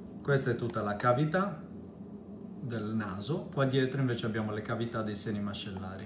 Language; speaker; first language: Italian; native; Italian